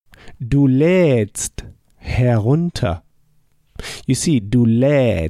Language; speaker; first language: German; non-native, fluent; English